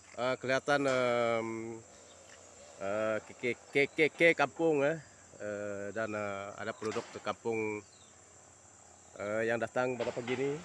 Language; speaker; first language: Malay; non-native, local second language; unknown